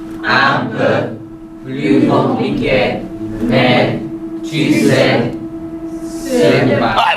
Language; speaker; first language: French; non-native, learner; English